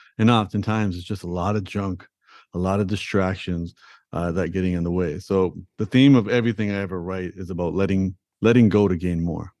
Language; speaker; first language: English; early bilingual, other home language; Punjabi